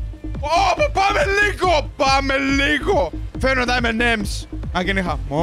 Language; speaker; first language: Greek; native; Greek